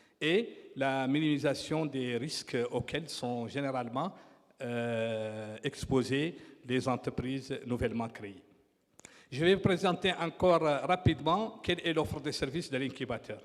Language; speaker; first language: French; non-native, local second language; Arabic